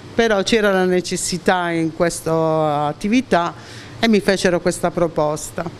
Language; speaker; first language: Italian; native; Italian